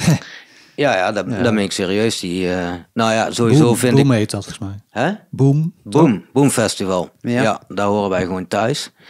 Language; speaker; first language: Dutch; native; Dutch